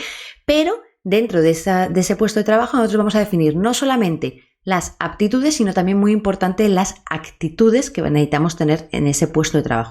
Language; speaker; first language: Spanish; native; Spanish